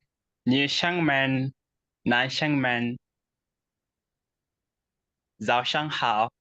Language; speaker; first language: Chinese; non-native, learner; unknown